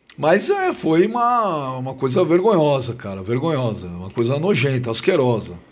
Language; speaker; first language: Portuguese; native; Portuguese